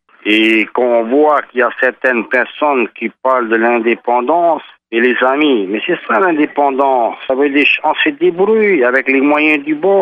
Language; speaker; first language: French; native; French